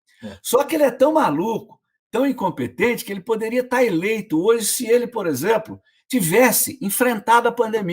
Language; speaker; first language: Portuguese; native; Portuguese